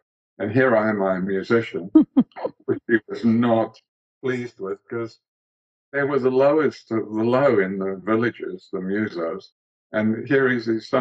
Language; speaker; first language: English; early bilingual, other home language; Greek